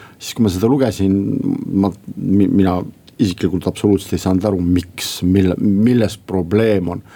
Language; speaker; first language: Estonian; non-native, local second language; Russian